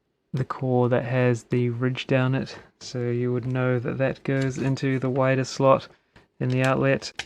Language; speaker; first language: English; native; English